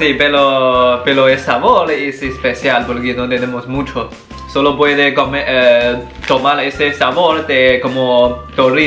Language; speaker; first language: Spanish; non-native, learner; Chinese